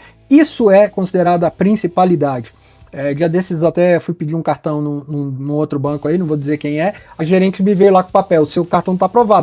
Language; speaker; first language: Portuguese; native; Portuguese